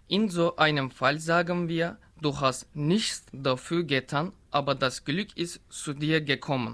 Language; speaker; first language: German; non-native, learner; Turkish